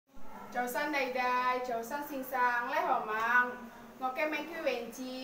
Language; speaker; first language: Cantonese; non-native, learner; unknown